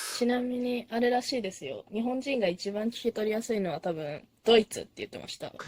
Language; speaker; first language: Japanese; early bilingual, other home language; Chinese